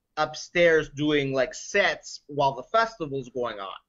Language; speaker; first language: English; native; English